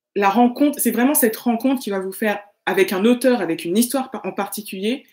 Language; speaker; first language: French; native; French